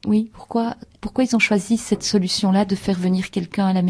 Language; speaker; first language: French; native; French